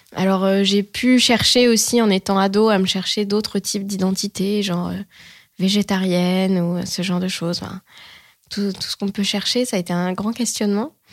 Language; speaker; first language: French; native; French